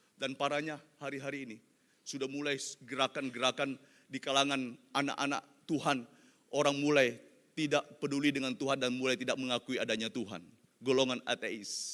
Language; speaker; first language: Indonesian; non-native, local second language; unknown